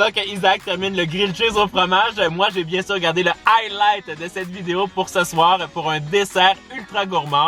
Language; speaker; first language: French; native; French